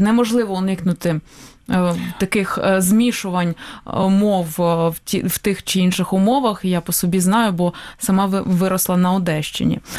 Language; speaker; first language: Ukrainian; native; Ukrainian